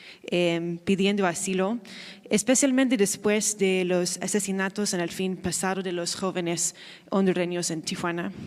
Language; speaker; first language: Spanish; non-native, fluent; English